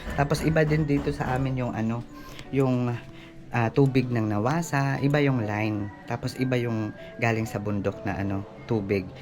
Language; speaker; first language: Filipino; non-native, local second language; Waray